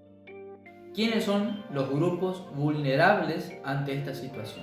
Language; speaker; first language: Spanish; native; Spanish